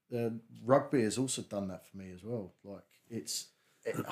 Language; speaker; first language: English; native; English